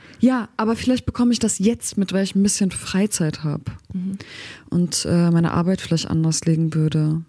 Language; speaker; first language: German; early bilingual, other home language; Turkish